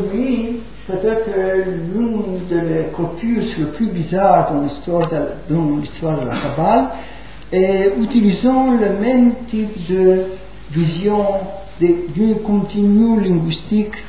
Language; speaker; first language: French; non-native, fluent; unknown